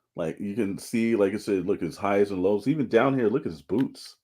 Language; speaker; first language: English; native; English